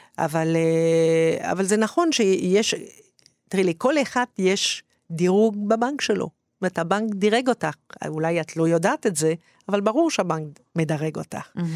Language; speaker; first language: Hebrew; non-native, fluent; French